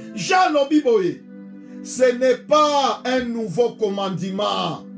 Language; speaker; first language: French; non-native, local second language; Lingala